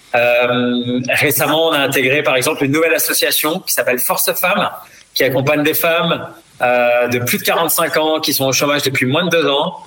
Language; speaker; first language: French; native; French